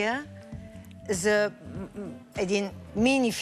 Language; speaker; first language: Bulgarian; native; Bulgarian